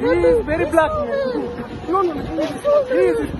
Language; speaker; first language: English; non-native, local second language; Bangla